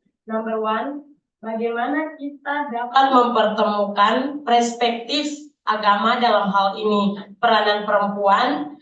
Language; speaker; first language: Indonesian; native; Indonesian